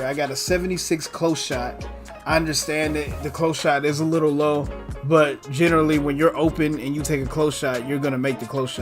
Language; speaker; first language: English; native; English